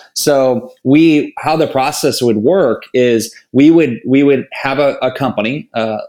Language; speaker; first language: English; native; English